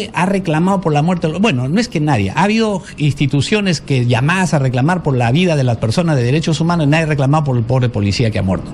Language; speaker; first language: Spanish; native; Spanish